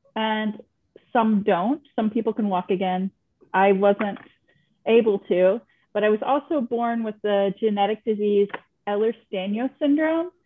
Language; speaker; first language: English; native; English